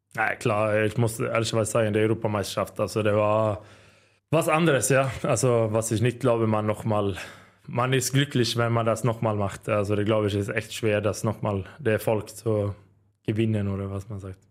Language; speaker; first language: German; non-native, learner; Swedish